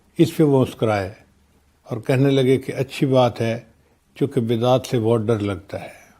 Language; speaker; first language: Urdu; non-native, local second language; Punjabi